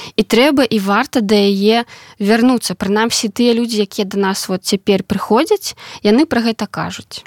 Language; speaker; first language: Belarusian; non-native, local second language; Russian